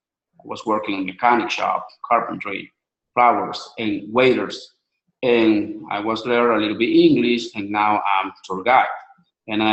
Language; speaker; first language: English; non-native, learner; Spanish